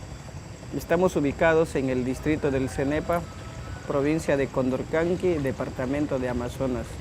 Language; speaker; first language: Spanish; non-native, local second language; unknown